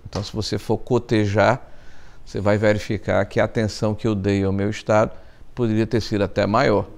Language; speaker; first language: Portuguese; native; Portuguese